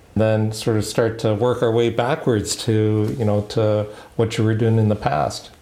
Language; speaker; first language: English; native; English